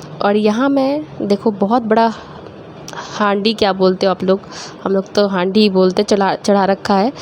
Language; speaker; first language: Hindi; native; Hindi